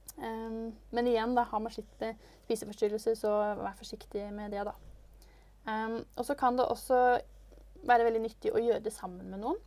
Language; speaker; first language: Norwegian; native; Norwegian